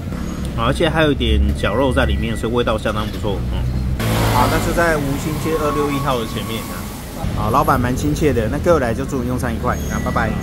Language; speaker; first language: Chinese; native; Chinese